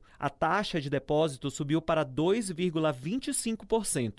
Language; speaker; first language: Portuguese; native; Portuguese